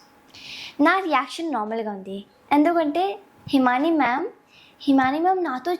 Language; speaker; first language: Telugu; non-native, local second language; Hindi